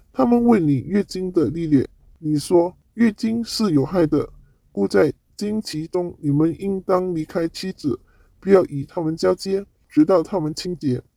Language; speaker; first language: Chinese; non-native, local second language; Cantonese